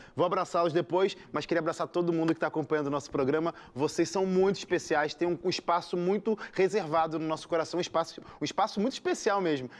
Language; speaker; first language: Portuguese; native; Portuguese